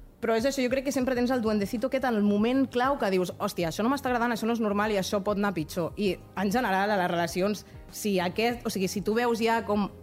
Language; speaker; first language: Catalan; non-native, local second language; Spanish